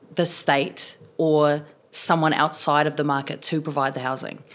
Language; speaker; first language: English; native; English